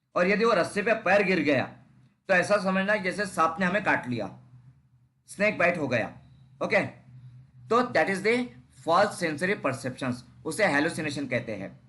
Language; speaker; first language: Hindi; non-native, local second language; Marathi